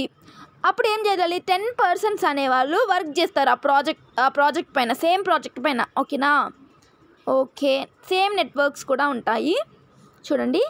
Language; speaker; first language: Telugu; native; Telugu